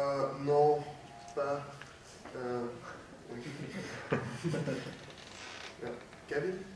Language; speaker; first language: French; non-native, learner; Dutch